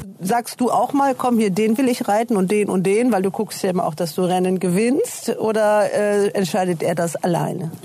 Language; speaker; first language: German; native; German